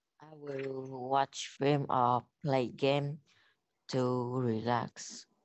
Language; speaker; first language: English; non-native, learner; Vietnamese